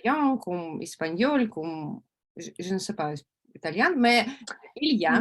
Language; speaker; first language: French; non-native, learner; Russian